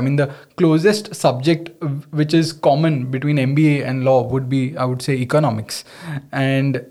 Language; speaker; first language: English; non-native, local second language; Hindi